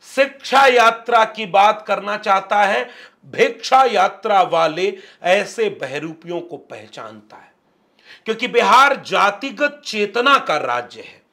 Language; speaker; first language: Hindi; native; Hindi